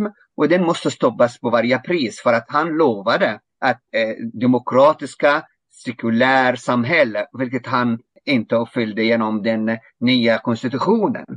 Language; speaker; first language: Swedish; non-native, fluent; Arabic